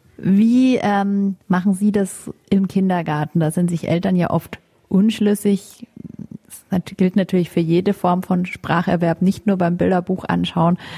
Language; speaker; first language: German; native; German